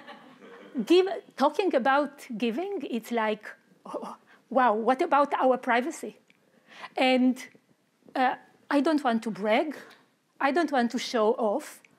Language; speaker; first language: English; non-native, fluent; Romanian